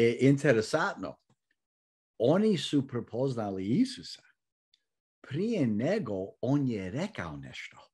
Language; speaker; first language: Croatian; early bilingual, heritage; Croatian